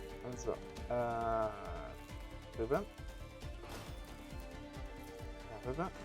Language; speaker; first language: German; native; German